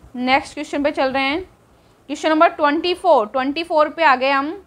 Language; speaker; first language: Hindi; native; Hindi